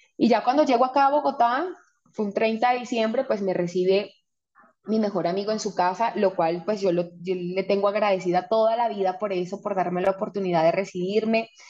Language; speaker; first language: Spanish; native; Spanish